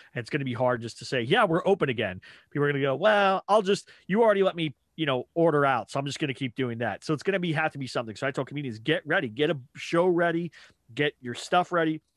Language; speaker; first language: English; native; English